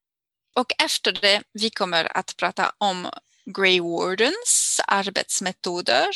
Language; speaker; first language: Swedish; non-native, fluent; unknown